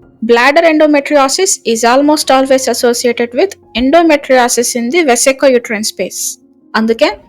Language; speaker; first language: English; non-native, local second language; Telugu